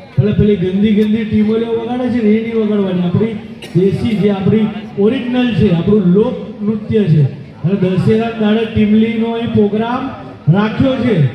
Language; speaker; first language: Gujarati; native; Gujarati